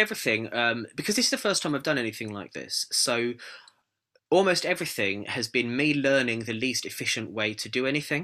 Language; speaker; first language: English; native; English